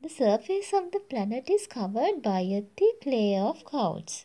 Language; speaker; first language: English; non-native, local second language; Sinhala